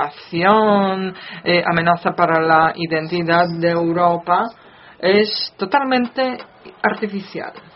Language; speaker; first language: Spanish; non-native, fluent; Polish